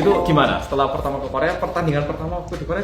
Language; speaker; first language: Indonesian; native; Indonesian